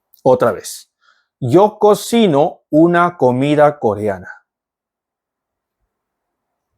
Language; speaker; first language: Spanish; non-native, fluent; Korean